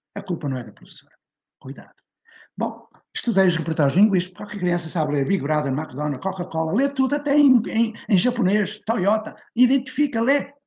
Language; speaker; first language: Portuguese; native; Portuguese